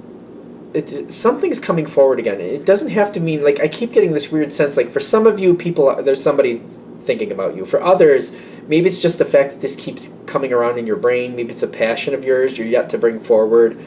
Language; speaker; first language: English; native; English